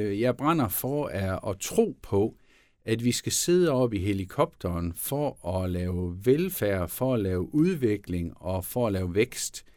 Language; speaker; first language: Danish; native; Danish